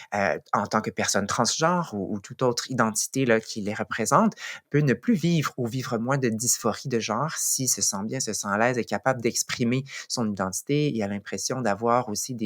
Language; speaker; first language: French; native; French